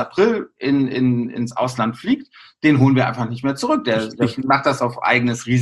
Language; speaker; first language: German; native; German